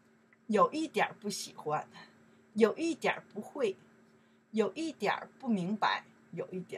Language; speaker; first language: Chinese; non-native, learner; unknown